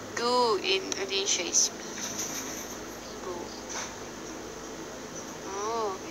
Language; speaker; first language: English; non-native, local second language; Filipino